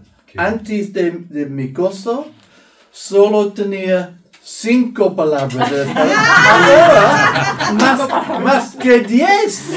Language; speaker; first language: Spanish; non-native, learner; English